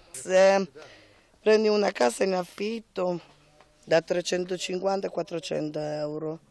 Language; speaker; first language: Italian; non-native, learner; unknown